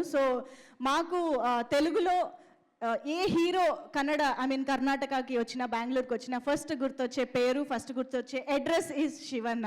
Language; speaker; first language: Telugu; native; Telugu